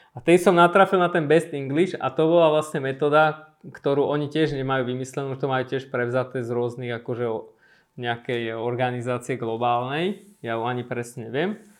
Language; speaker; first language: Slovak; early bilingual, other home language; Armenian